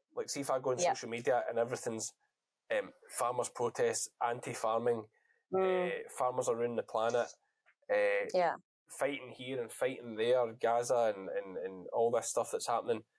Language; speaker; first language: English; native; English